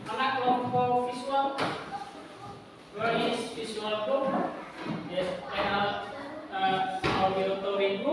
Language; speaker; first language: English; non-native, learner; Indonesian